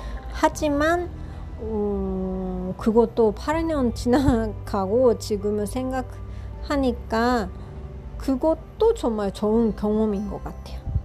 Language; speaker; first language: Korean; non-native, fluent; Japanese